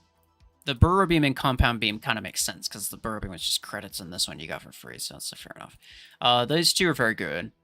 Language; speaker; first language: English; native; English